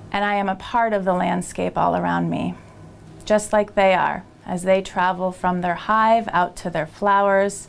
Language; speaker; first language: English; native; English